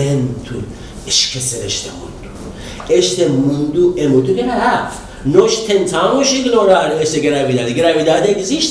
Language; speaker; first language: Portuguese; non-native, learner; Persian